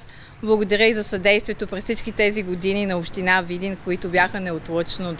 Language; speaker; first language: Bulgarian; native; Bulgarian